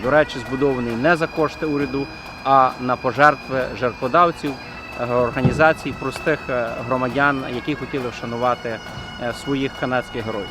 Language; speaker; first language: Ukrainian; native; Ukrainian